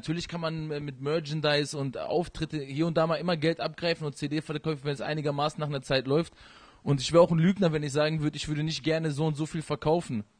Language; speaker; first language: German; early bilingual, other home language; Persian